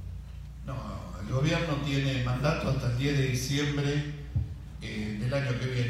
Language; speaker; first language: Spanish; native; Spanish